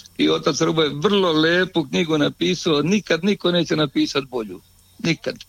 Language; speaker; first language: Serbian; native; Serbian